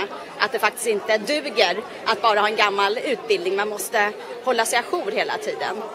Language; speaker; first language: Swedish; native; Swedish